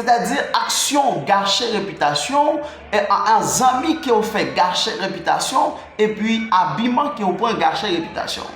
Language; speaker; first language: French; non-native, learner; Haitian Creole